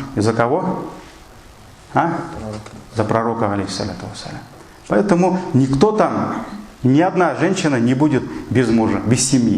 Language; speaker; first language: Russian; non-native, local second language; Tatar